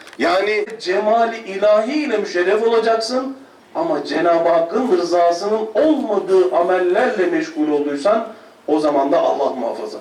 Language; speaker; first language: Turkish; native; Turkish